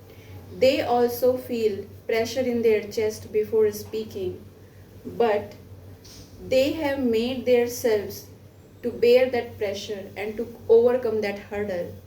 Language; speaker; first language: English; non-native, local second language; Hindi